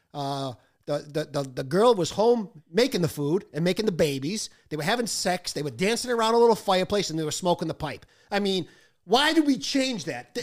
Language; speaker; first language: English; native; English